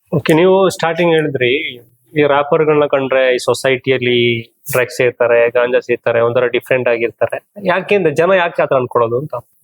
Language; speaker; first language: Kannada; native; Kannada